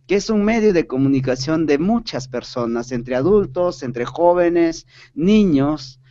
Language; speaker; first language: Spanish; non-native, local second language; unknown